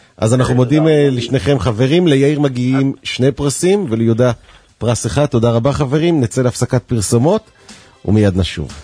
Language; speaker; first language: Hebrew; native; Hebrew